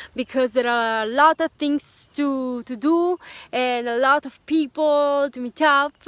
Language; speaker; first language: English; non-native, fluent; Italian